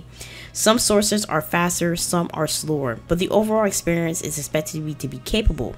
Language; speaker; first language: English; non-native, fluent; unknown